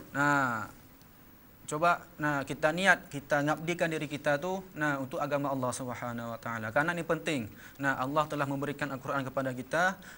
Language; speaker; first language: Malay; non-native, local second language; Achinese